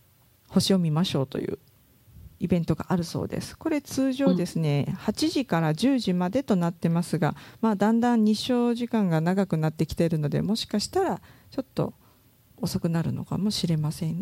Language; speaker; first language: Japanese; native; Japanese